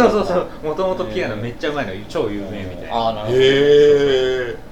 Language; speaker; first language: Japanese; native; Japanese